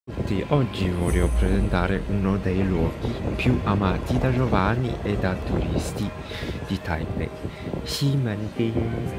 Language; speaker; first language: Italian; non-native, learner; Chinese